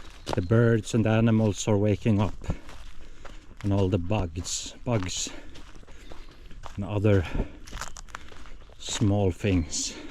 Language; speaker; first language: English; non-native, fluent; Swedish